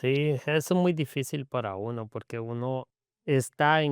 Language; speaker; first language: Spanish; native; Spanish